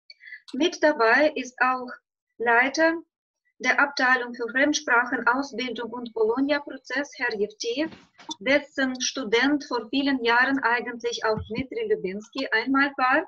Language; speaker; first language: German; non-native, fluent; Russian